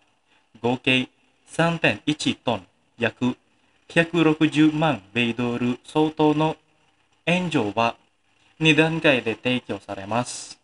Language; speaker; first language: Japanese; non-native, fluent; Indonesian